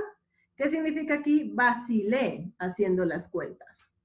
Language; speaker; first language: Spanish; native; Spanish